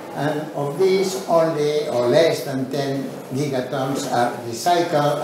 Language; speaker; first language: English; non-native, fluent; Catalan